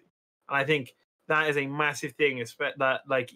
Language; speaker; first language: English; native; English